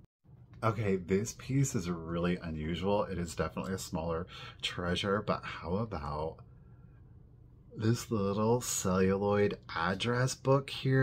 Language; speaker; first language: English; native; English